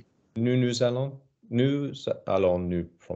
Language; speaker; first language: French; non-native, learner; English